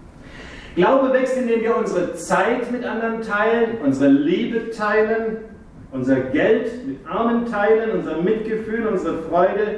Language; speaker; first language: German; native; German